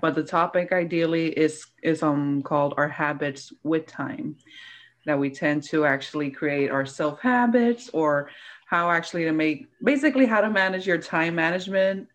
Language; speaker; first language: English; early bilingual, other home language; Spanish